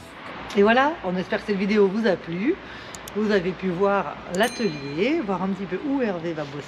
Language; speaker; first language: French; native; French